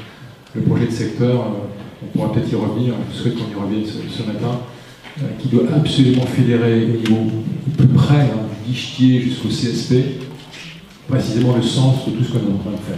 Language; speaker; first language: French; native; French